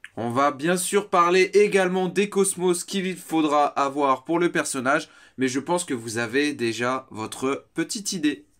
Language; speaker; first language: French; native; French